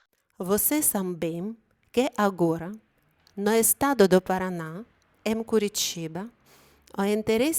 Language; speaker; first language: Portuguese; non-native, fluent; Ukrainian